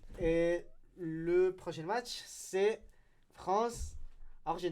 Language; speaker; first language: French; non-native, learner; Spanish